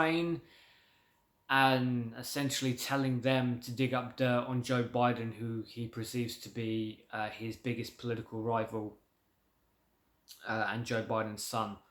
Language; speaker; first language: English; native; English